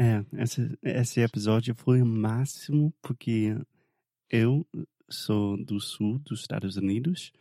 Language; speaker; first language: Portuguese; non-native, fluent; English